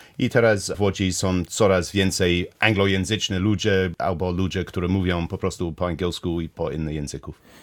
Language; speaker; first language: Polish; non-native, learner; English